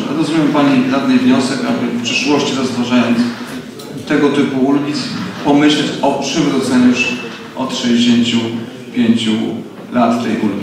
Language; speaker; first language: Polish; native; Polish